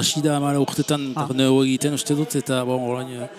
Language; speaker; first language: Basque; native; Basque